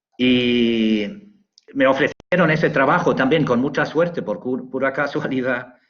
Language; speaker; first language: Spanish; non-native, fluent; German